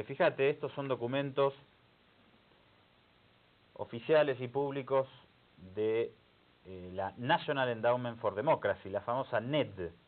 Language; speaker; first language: Spanish; native; Spanish